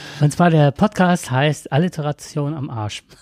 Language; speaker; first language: German; native; German